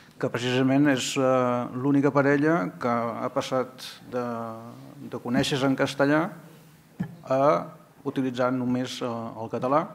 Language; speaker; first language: Catalan; native; Catalan